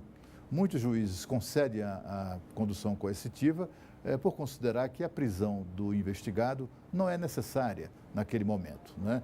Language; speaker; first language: Portuguese; native; Portuguese